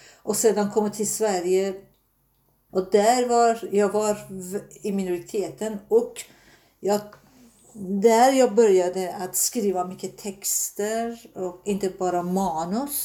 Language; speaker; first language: Swedish; non-native, fluent; Persian